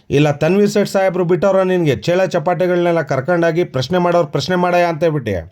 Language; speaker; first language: Kannada; non-native, local second language; Urdu